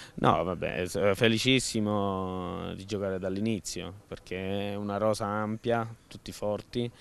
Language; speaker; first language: Italian; native; Italian